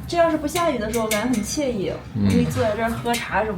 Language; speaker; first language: Chinese; native; Chinese